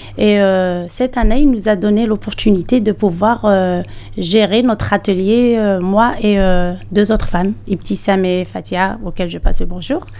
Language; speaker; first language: French; non-native, local second language; Arabic